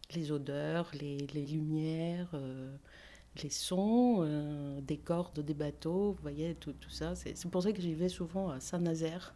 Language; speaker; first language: French; non-native, fluent; Greek